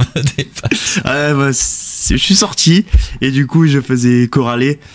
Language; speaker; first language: French; native; French